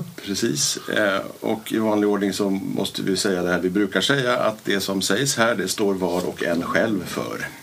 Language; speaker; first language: Swedish; native; Swedish